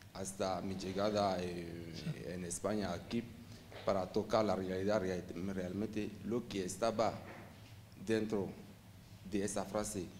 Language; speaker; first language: Spanish; non-native, fluent; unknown